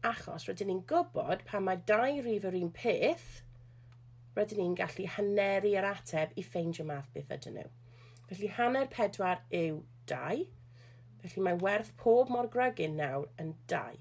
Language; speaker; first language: Welsh; non-native, local second language; English